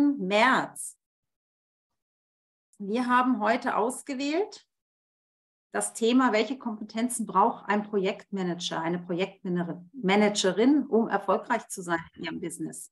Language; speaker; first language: German; native; German